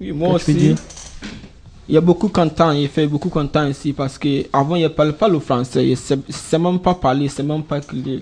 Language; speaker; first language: French; non-native, learner; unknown